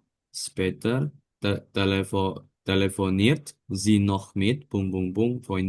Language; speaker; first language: German; non-native, learner; Indonesian